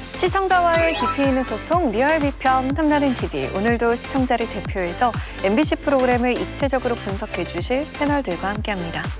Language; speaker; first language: Korean; native; Korean